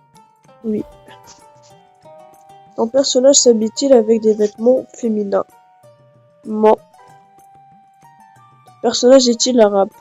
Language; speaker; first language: French; non-native, local second language; Arabic